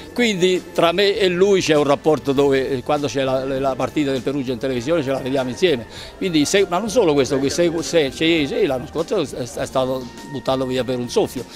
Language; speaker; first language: Italian; native; Italian